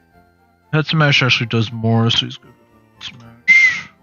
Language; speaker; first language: English; native; English